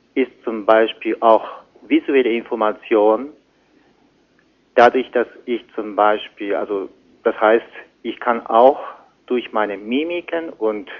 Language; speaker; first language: German; non-native, fluent; Japanese